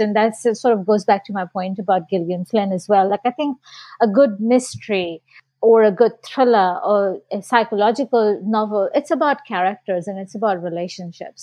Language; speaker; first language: English; non-native, local second language; Bangla